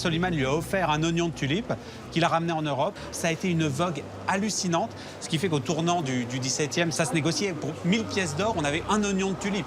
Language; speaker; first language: French; native; French